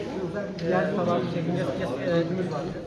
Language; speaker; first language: Turkish; native; Turkish